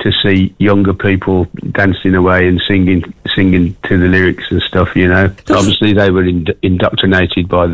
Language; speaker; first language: English; native; English